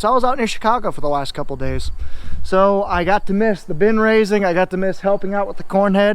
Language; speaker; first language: English; native; English